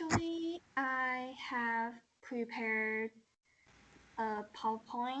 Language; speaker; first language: English; non-native, learner; Chinese